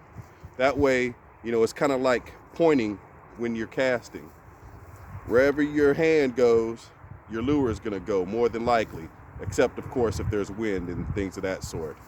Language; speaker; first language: English; native; English